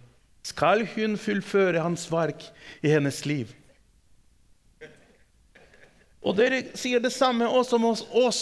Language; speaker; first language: Norwegian; non-native, fluent; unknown